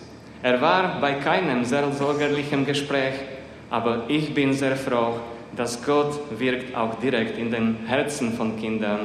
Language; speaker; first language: German; non-native, fluent; Slovak